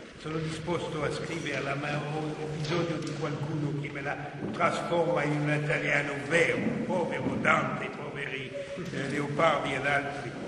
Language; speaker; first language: Italian; non-native, fluent; French